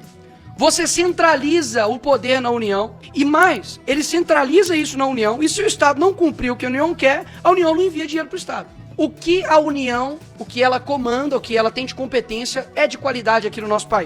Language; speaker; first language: Portuguese; native; Portuguese